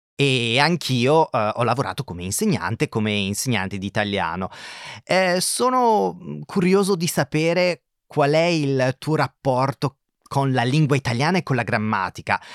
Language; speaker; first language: Italian; native; Italian